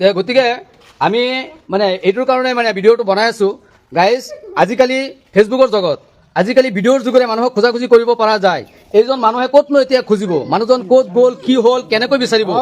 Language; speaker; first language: Assamese; non-native, local second language; Bangla